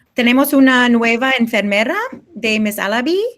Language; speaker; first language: Spanish; non-native, learner; English